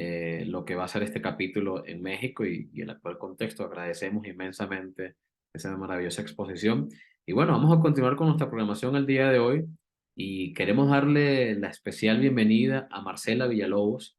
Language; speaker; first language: Spanish; native; Spanish